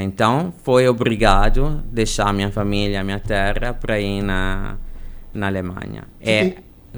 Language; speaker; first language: Portuguese; non-native, fluent; Italian